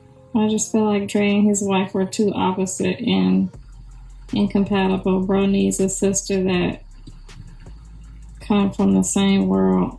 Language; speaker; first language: English; native; English